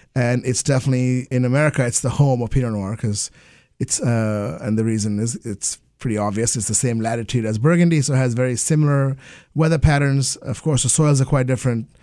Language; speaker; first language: English; non-native, local second language; Bangla